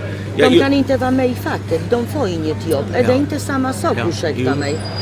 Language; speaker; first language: Swedish; non-native, fluent; Polish